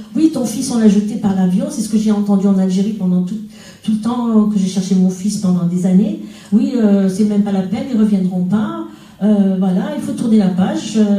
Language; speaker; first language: French; non-native, local second language; Arabic